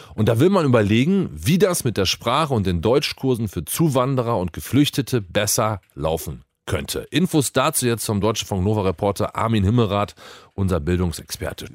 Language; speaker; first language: German; native; German